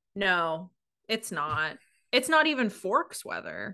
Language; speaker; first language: English; native; English